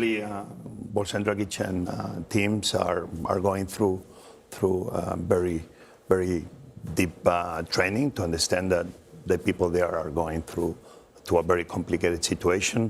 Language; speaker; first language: English; non-native, fluent; Spanish